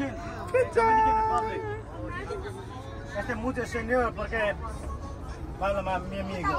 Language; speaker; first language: Spanish; non-native, learner; Nepali